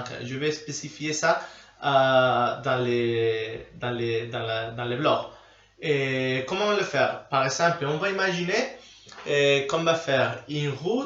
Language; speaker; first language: French; non-native, learner; Spanish